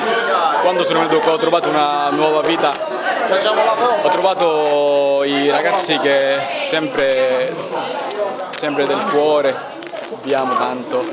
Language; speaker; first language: Italian; non-native, learner; Bangla